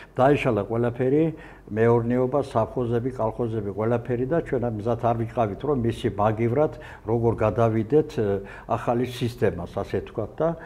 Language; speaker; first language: Georgian; non-native, local second language; Azerbaijani